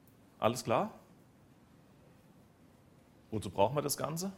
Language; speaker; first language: German; native; German